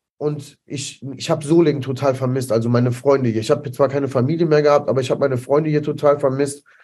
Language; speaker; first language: German; early bilingual, other home language; Italian